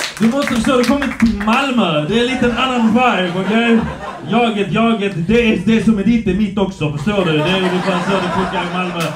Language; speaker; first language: Swedish; early bilingual, other home language; Polish